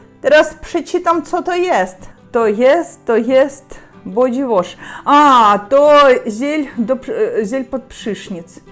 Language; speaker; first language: Polish; non-native, learner; Russian